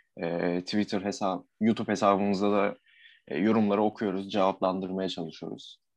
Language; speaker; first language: Turkish; native; Turkish